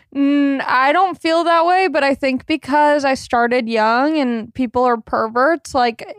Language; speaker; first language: English; native; English